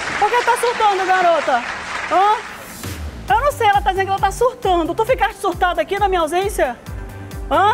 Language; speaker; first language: Portuguese; native; Portuguese